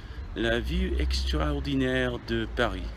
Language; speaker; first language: French; non-native, learner; English